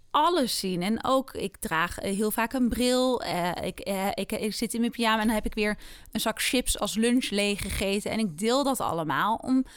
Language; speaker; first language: Dutch; native; Dutch